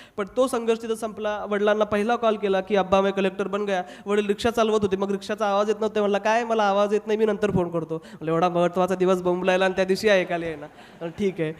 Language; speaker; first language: Marathi; non-native, local second language; Hindi